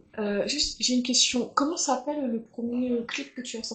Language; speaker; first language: French; native; French